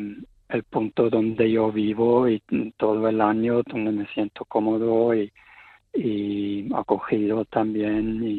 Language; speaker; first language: Spanish; non-native, fluent; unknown